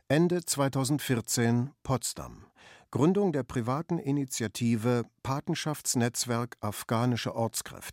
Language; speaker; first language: German; native; German